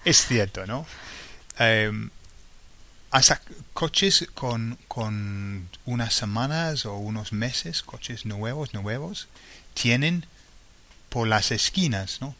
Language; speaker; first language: Spanish; non-native, fluent; English